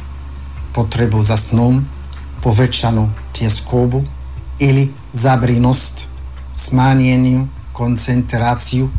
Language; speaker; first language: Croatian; non-native, fluent; Arabic